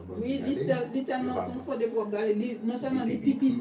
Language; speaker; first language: French; non-native, local second language; Haitian Creole